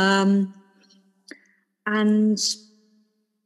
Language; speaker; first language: English; native; English